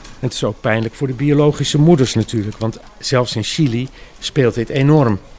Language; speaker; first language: Dutch; native; Dutch